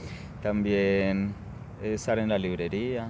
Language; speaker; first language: Spanish; native; Spanish